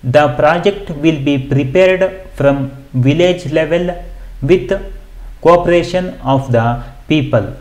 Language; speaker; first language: English; non-native, local second language; Kannada